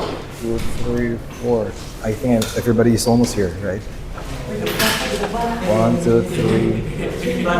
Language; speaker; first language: English; non-native, fluent; Indonesian